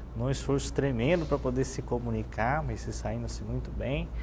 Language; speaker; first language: Portuguese; native; Portuguese